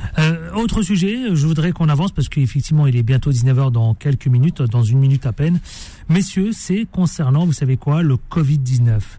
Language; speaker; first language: French; native; French